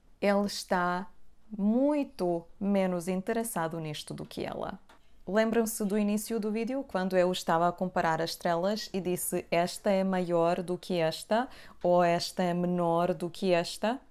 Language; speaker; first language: Portuguese; non-native, fluent; Serbian